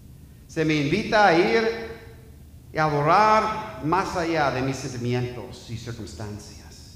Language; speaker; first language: Spanish; non-native, fluent; English